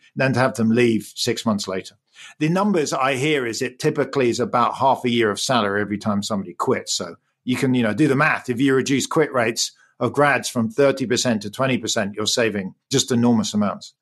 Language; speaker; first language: English; native; English